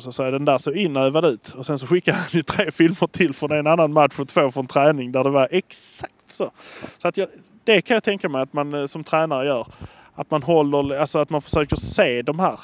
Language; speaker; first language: Swedish; native; Swedish